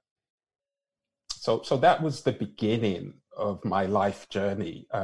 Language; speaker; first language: English; native; English